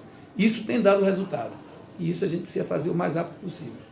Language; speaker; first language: Portuguese; native; Portuguese